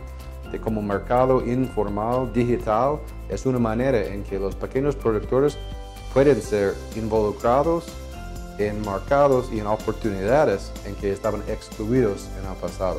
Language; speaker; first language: Spanish; non-native, fluent; English